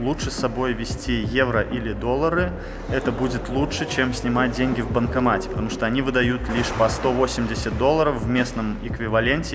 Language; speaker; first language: Russian; native; Russian